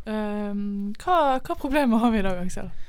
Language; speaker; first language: Norwegian; native; Norwegian